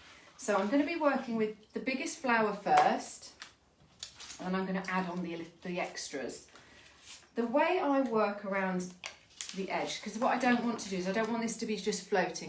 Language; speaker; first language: English; native; English